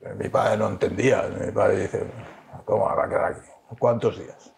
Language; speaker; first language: Spanish; early bilingual, heritage; French